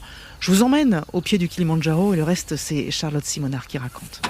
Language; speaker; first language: French; native; French